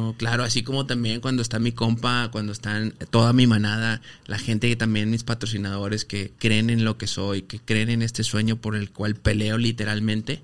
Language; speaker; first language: Spanish; native; Spanish